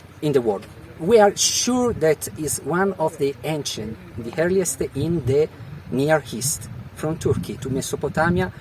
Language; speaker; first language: English; non-native, fluent; Italian